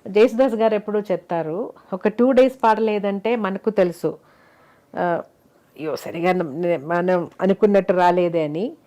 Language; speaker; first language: Telugu; non-native, fluent; Malayalam